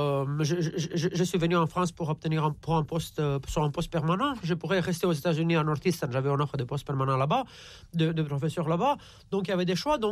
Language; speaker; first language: French; non-native, fluent; Romanian